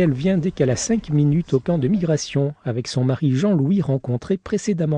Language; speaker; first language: French; native; French